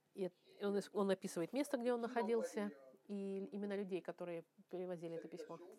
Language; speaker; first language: Russian; non-native, fluent; French